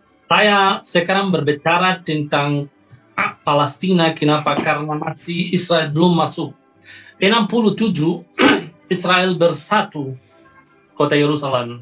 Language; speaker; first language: Indonesian; non-native, fluent; Arabic